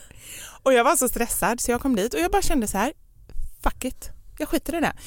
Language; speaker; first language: Swedish; native; Swedish